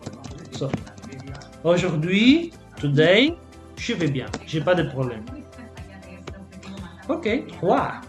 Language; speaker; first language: French; non-native, fluent; Spanish